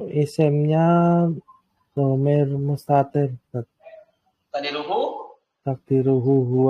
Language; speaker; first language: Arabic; non-native, learner; Indonesian